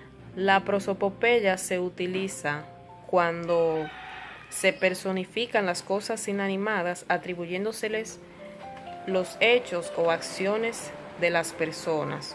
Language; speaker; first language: Spanish; native; Spanish